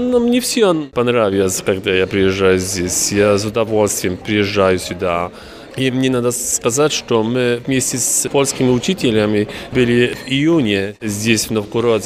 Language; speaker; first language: Russian; non-native, fluent; Polish